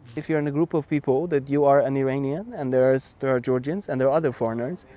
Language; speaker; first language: English; non-native, fluent; Persian